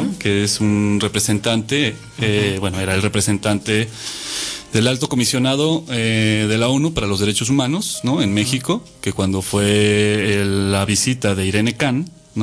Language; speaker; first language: Spanish; native; Spanish